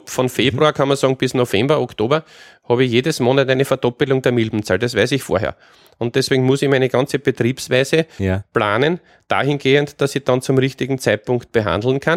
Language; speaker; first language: German; native; German